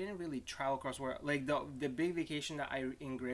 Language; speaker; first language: English; non-native, fluent; Lithuanian